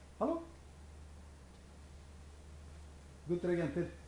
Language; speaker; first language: Norwegian; non-native, fluent; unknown